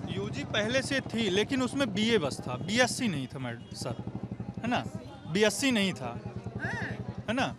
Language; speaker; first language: Hindi; native; Hindi